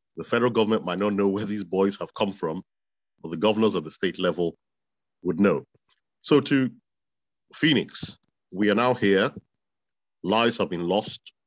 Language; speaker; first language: English; non-native, local second language; Bini